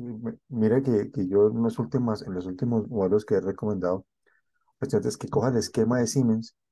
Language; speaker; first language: Spanish; native; Spanish